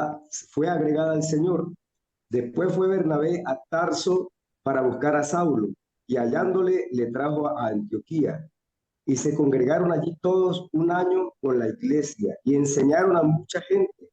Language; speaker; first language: Spanish; native; Spanish